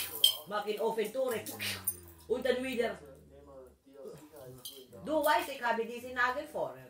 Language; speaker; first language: German; non-native, learner; Filipino